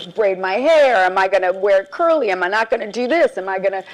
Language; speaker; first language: English; native; English